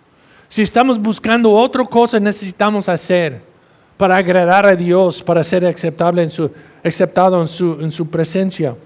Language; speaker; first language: Spanish; non-native, fluent; English